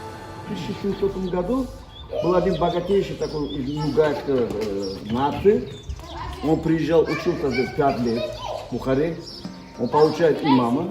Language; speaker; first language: Russian; non-native, local second language; Uzbek